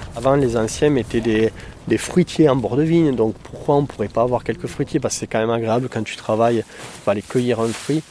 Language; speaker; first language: French; native; French